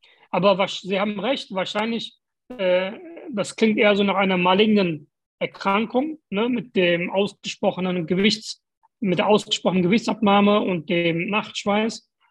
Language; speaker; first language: German; native; German